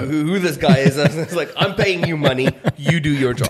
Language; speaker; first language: English; non-native, local second language; Afrikaans